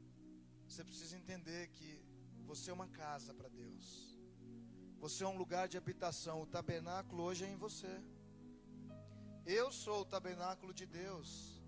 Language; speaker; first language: Portuguese; native; Portuguese